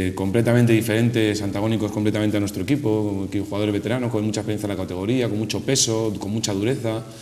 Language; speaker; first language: Spanish; native; Spanish